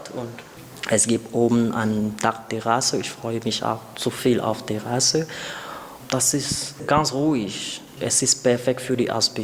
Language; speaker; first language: German; non-native, learner; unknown